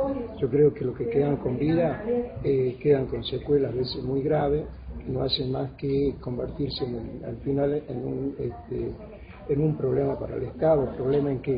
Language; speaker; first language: Spanish; native; Spanish